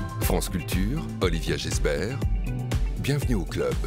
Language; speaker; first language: French; native; French